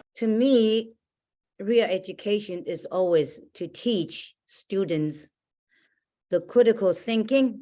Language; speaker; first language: English; non-native, learner; Chinese